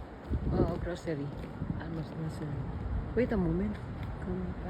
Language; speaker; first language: English; non-native, local second language; Cebuano